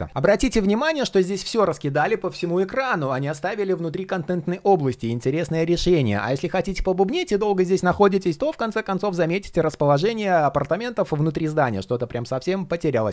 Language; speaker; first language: Russian; native; Russian